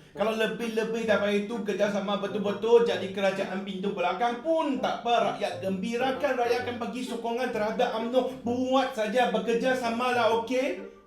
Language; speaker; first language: Malay; non-native, local second language; Chinese